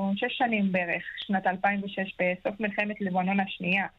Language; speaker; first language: Hebrew; early bilingual, heritage; Arabic